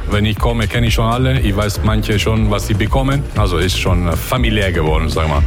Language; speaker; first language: German; non-native, fluent; Italian